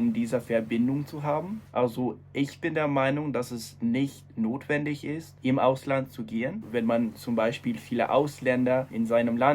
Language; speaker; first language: German; non-native, fluent; English